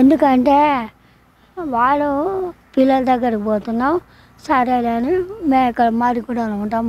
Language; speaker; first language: Telugu; native; Telugu